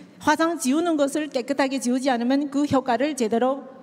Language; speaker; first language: Korean; native; Korean